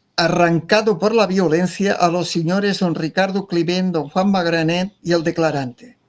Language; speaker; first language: Spanish; non-native, local second language; Catalan